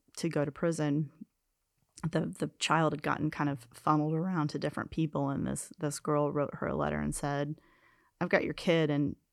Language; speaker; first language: English; native; English